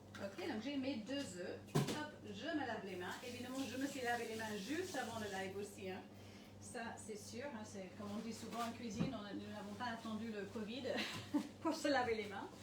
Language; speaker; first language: French; non-native, fluent; English